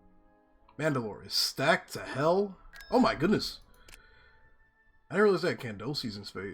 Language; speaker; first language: English; native; English